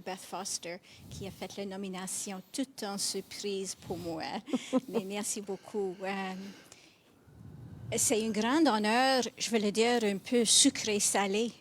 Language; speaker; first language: French; non-native, fluent; English